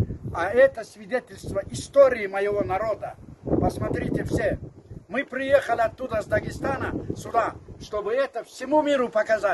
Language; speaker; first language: Russian; non-native, local second language; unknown